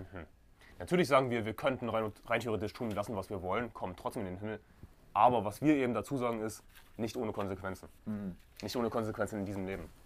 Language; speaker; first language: German; native; German